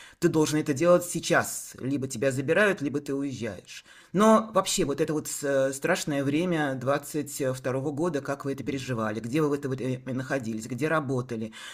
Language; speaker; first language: Russian; native; Russian